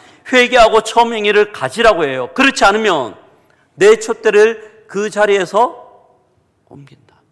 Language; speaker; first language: Korean; native; Korean